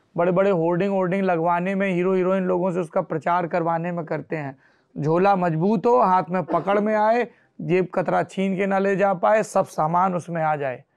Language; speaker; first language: Hindi; native; Hindi